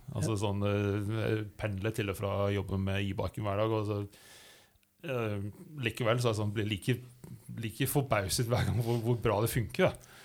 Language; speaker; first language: Norwegian; non-native, fluent; English